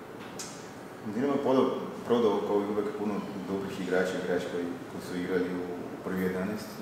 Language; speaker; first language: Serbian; non-native, fluent; Portuguese